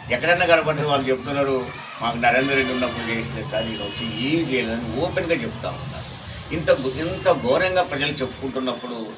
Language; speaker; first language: Telugu; native; Telugu